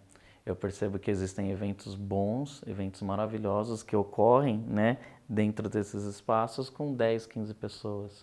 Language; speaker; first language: Portuguese; native; Portuguese